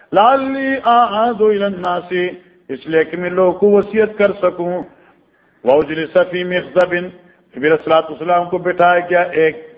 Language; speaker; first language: Urdu; non-native, local second language; Northern Hindko